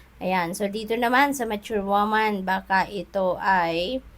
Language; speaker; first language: Filipino; native; Filipino